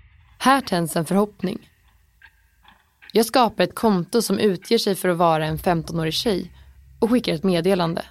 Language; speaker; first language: Swedish; native; Swedish